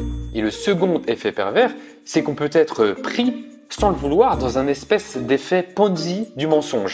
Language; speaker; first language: French; native; French